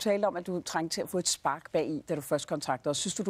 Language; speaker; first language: Danish; native; Danish